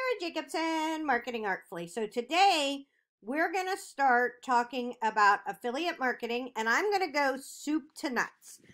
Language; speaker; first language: English; native; English